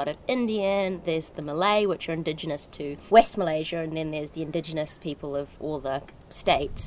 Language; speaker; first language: English; native; English